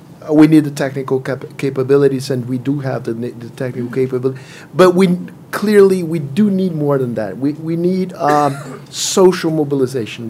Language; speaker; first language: English; non-native, fluent; Portuguese